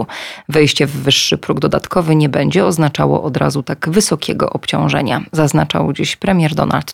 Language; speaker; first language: Polish; native; Polish